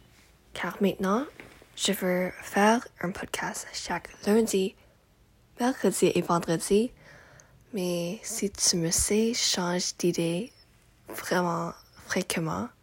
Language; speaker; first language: French; non-native, local second language; English